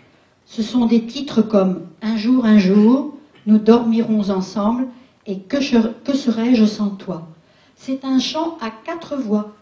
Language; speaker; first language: French; native; French